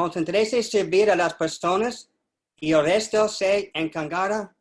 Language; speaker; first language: Spanish; non-native, learner; English